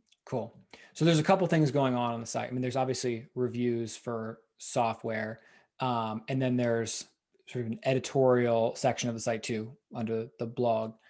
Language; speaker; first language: English; native; English